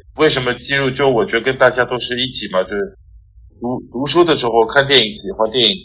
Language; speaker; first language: Chinese; non-native, fluent; French